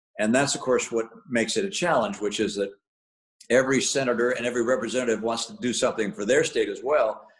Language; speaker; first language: English; native; English